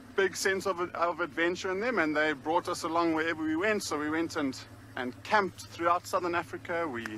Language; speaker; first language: English; native; English